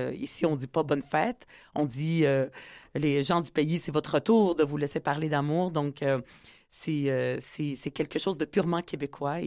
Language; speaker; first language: French; early bilingual, other home language; Arabic